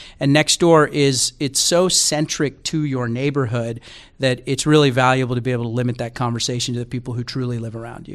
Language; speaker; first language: English; native; English